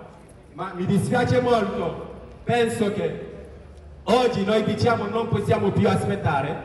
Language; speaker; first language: Italian; non-native, learner; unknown